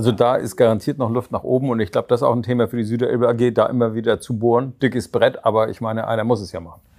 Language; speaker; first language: German; native; German